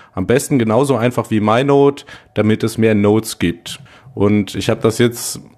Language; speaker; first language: German; native; German